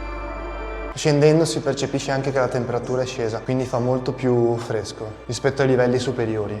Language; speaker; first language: Italian; native; Italian